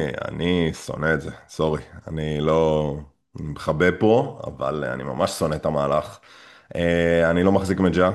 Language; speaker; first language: Hebrew; native; Hebrew